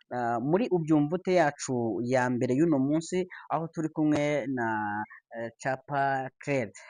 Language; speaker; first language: Kinyarwanda; native; Kinyarwanda